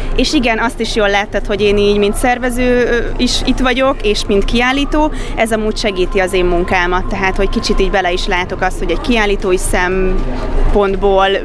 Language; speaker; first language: Hungarian; native; Hungarian